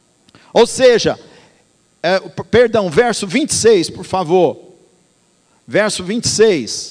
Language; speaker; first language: Portuguese; native; Portuguese